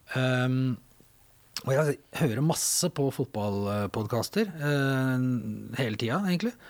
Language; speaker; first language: Norwegian; native; Norwegian